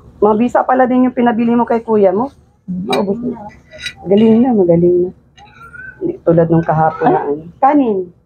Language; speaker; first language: Filipino; non-native, local second language; Cebuano